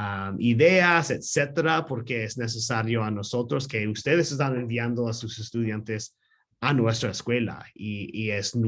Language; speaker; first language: Spanish; non-native, learner; English